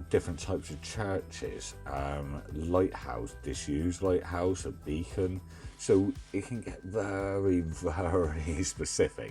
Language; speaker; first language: English; native; English